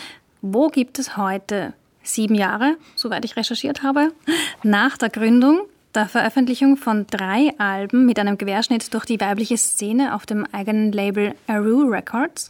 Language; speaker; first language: German; native; German